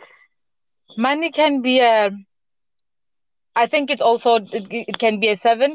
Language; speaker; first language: English; non-native, local second language; Southern Sotho